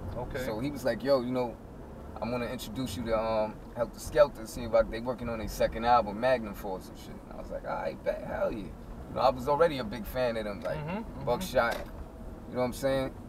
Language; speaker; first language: English; native; English